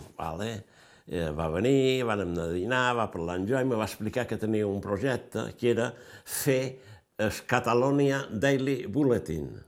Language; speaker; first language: Catalan; native; Catalan